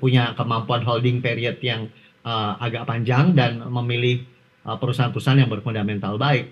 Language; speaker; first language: Indonesian; native; Indonesian